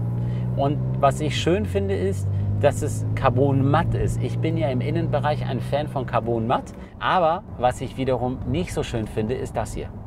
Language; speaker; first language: German; native; German